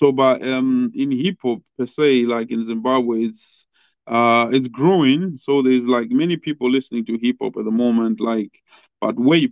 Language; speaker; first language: English; non-native, local second language; Shona